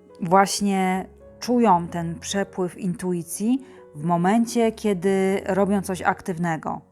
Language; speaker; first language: Polish; native; Polish